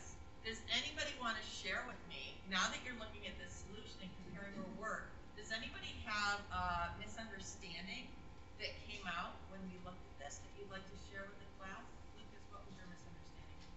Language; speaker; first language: English; native; English